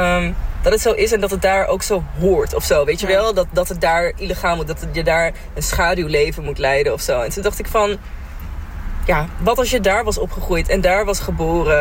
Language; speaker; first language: Dutch; native; Dutch